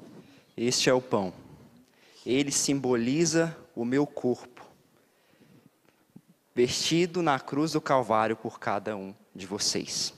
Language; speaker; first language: Portuguese; native; Portuguese